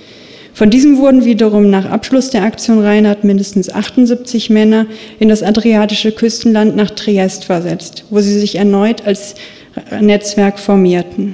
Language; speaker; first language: German; native; German